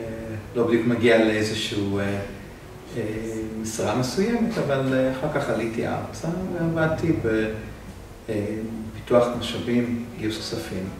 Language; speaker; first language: Hebrew; non-native, fluent; English